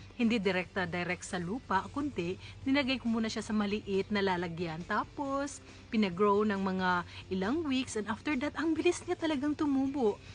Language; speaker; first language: Filipino; native; Filipino